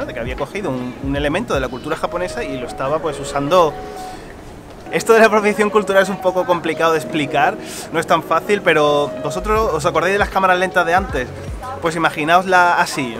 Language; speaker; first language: Spanish; native; Spanish